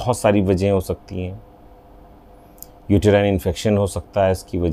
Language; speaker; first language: Hindi; native; Hindi